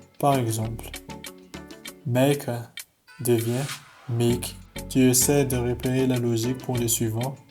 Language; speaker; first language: French; non-native, local second language; Malagasy